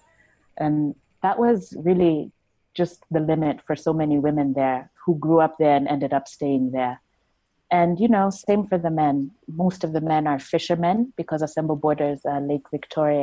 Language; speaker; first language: English; non-native, local second language; Luo (Kenya and Tanzania)